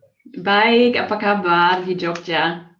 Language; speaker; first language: Indonesian; non-native, fluent; German